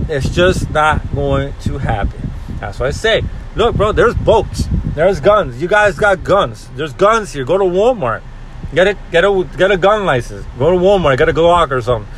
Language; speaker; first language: English; early bilingual, other home language; Spanish